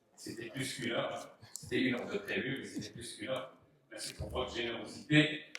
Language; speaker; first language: French; non-native, local second language; Arabic